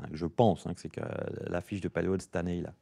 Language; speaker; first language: French; native; French